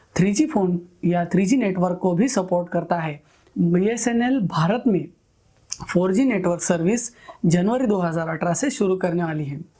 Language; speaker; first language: Hindi; non-native, local second language; Marathi